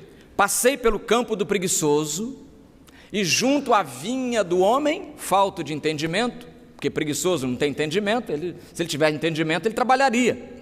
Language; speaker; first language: Portuguese; native; Portuguese